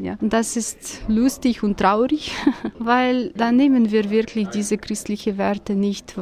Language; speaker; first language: German; non-native, fluent; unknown